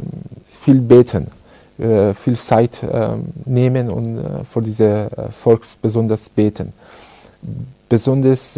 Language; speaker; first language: German; non-native, learner; Persian